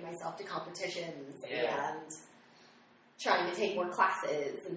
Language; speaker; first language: English; native; English